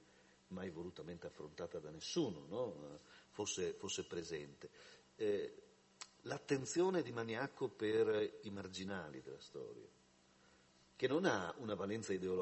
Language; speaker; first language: Italian; native; Italian